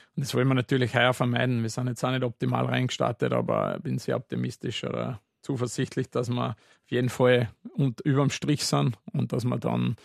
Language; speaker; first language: German; native; German